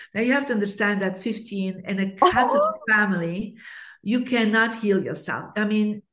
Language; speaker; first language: English; non-native, fluent; Dutch